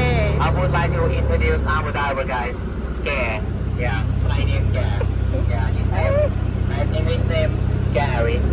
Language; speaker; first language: English; non-native, fluent; Thai